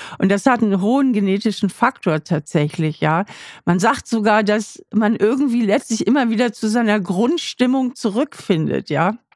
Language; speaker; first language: German; native; German